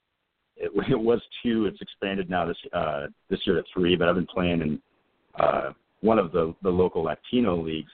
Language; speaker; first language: English; native; English